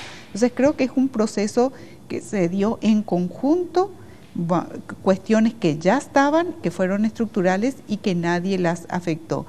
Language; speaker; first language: Spanish; native; Spanish